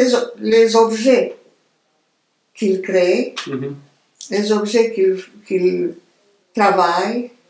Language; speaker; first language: French; non-native, fluent; Romanian